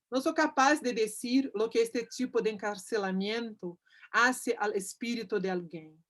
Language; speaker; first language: Spanish; non-native, learner; Portuguese